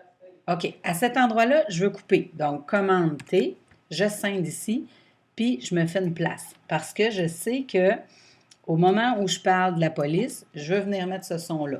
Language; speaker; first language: French; native; French